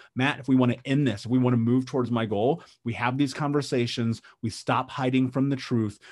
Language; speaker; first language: English; native; English